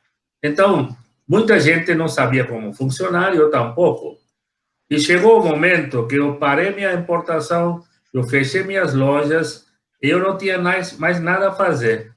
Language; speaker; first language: Portuguese; non-native, fluent; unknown